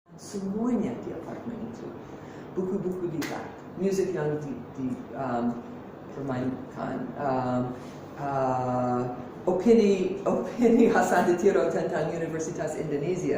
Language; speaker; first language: Indonesian; non-native, fluent; English